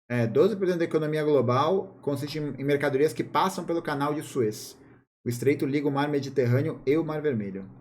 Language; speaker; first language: Portuguese; native; Portuguese